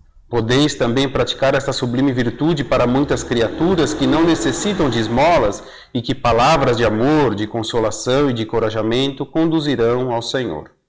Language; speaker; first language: Portuguese; native; Portuguese